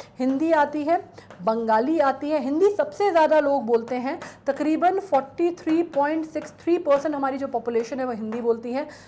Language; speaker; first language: Hindi; native; Hindi